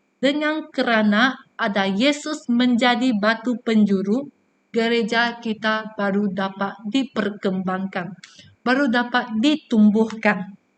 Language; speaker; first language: Malay; non-native, local second language; Chinese